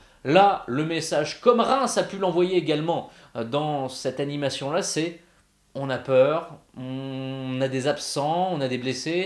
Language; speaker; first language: French; native; French